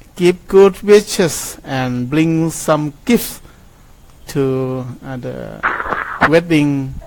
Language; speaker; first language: English; non-native, learner; Thai